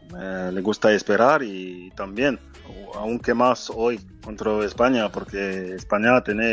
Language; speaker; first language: Spanish; non-native, fluent; French